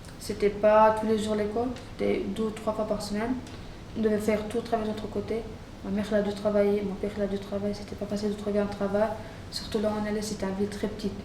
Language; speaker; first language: French; non-native, fluent; Arabic